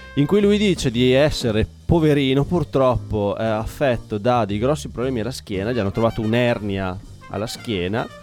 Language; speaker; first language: Italian; native; Italian